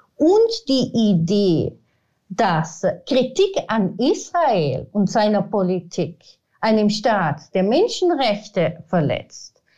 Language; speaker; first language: German; non-native, fluent; Italian